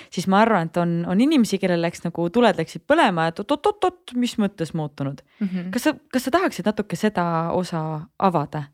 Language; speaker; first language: Estonian; native; Estonian